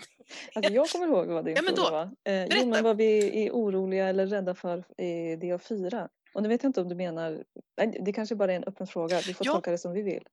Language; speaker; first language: Swedish; native; Swedish